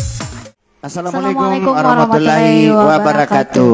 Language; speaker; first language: Indonesian; native; Indonesian